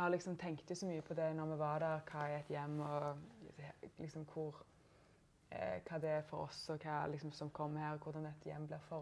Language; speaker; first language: Norwegian; native; Norwegian